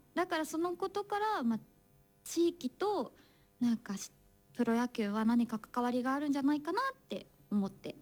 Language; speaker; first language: Japanese; native; Japanese